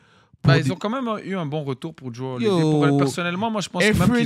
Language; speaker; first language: French; native; French